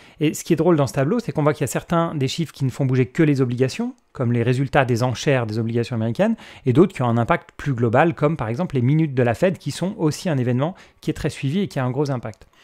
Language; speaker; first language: French; native; French